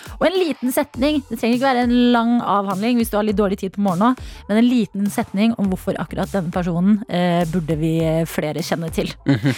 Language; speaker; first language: Norwegian; native; Norwegian